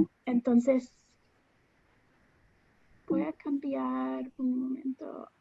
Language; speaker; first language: Spanish; non-native, fluent; English